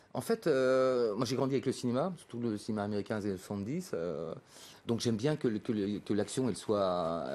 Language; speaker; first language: French; native; French